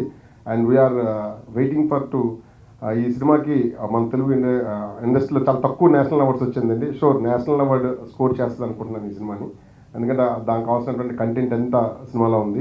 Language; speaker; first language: Telugu; native; Telugu